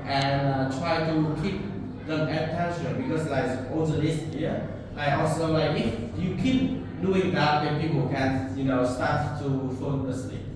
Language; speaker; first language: English; non-native, learner; Vietnamese